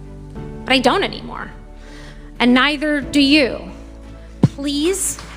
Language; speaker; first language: English; early bilingual, other home language; Persian